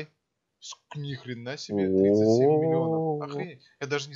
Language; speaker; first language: Russian; native; Russian